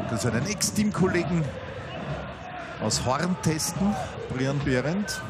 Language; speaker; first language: German; native; German